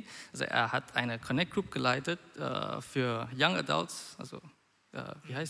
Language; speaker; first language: German; non-native, fluent; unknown